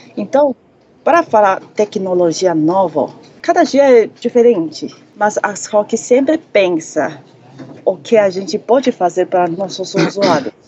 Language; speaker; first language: Portuguese; non-native, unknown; Chinese